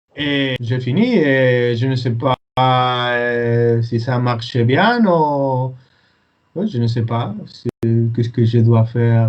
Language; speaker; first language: French; non-native, fluent; Spanish